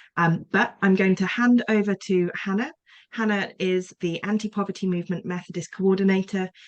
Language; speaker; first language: English; native; English